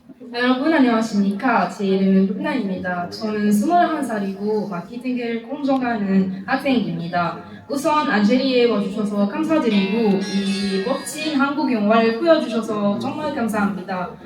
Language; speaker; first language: Korean; non-native, learner; Arabic